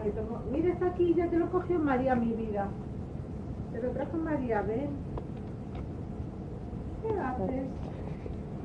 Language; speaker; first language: Spanish; native; Spanish